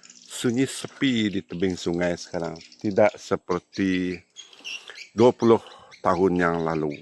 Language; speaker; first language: Malay; native; Malay